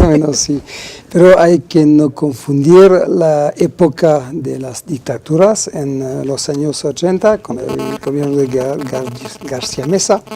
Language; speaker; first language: Spanish; non-native, fluent; French